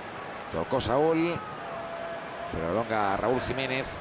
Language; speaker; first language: Spanish; native; Spanish